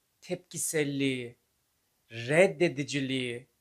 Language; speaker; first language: Turkish; native; Turkish